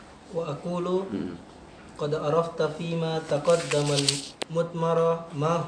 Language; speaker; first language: Arabic; non-native, learner; Indonesian